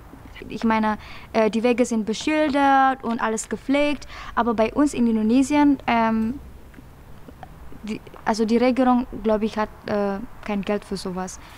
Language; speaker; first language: German; non-native, fluent; Indonesian